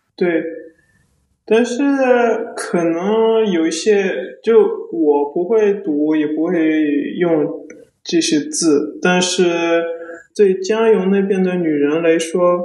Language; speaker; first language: Chinese; early bilingual, heritage; Chinese